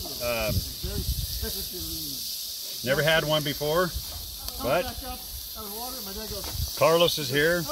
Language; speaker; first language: English; native; English